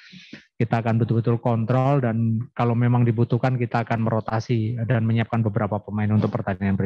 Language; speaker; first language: Indonesian; native; Indonesian